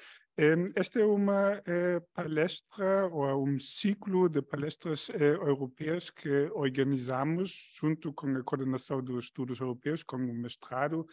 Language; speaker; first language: Portuguese; non-native, fluent; German